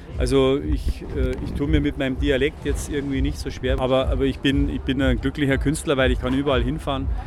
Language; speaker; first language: German; native; German